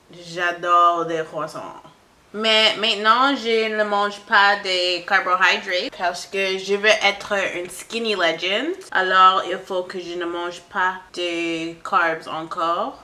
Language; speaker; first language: French; non-native, local second language; English